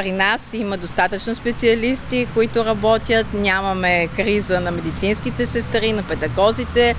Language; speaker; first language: Bulgarian; native; Bulgarian